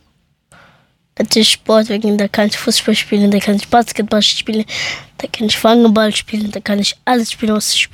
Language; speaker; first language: German; early bilingual, other home language; Persian